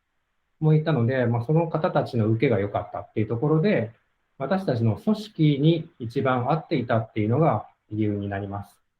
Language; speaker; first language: Japanese; native; Japanese